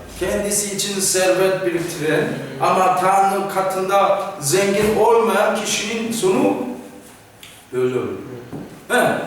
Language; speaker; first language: Turkish; non-native, fluent; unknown